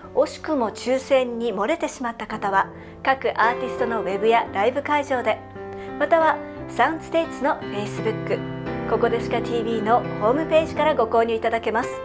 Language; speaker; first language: Japanese; native; Japanese